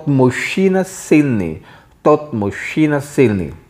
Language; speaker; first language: Russian; non-native, fluent; Filipino